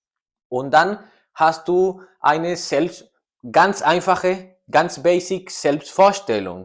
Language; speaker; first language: German; non-native, learner; Spanish